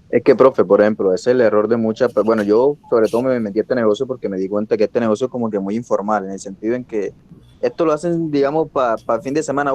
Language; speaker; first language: Spanish; native; Spanish